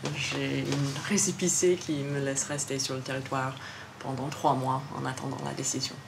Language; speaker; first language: French; non-native, fluent; English